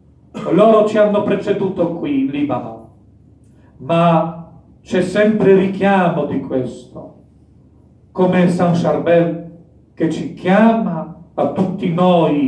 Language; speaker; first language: Italian; non-native, fluent; Polish